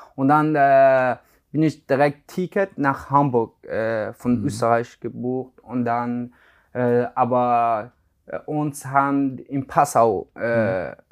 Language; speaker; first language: German; non-native, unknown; Persian